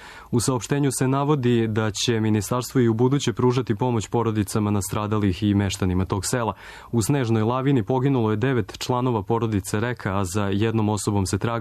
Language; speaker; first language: Croatian; native; Croatian